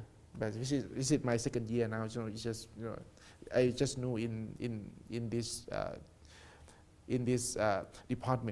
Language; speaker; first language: English; non-native, learner; Thai